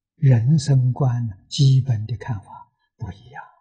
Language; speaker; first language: Chinese; native; Chinese